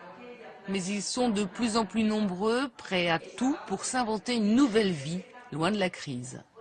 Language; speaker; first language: French; native; French